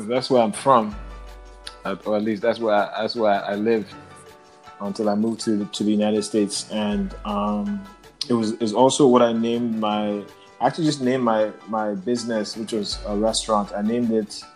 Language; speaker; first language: English; non-native, local second language; Yoruba